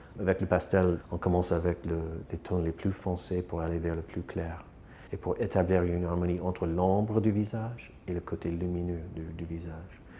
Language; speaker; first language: French; non-native, fluent; English